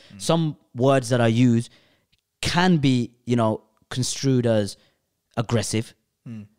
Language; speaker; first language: English; early bilingual, other home language; Urdu